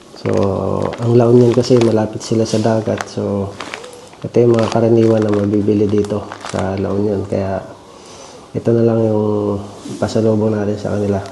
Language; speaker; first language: Filipino; native; Filipino